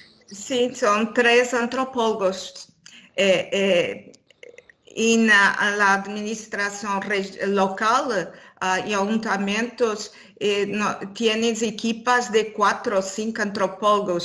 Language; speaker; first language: Spanish; non-native, learner; Portuguese